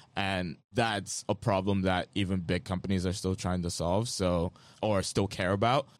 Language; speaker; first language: English; non-native, local second language; Yoruba